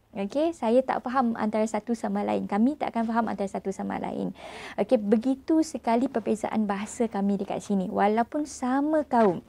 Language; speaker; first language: Malay; non-native, local second language; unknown